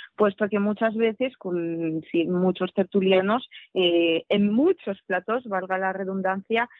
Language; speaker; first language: Spanish; non-native, fluent; Russian